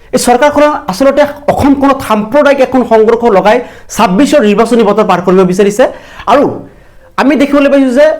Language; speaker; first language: Assamese; non-native, local second language; Bangla